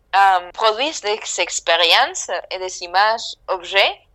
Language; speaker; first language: French; non-native, fluent; Spanish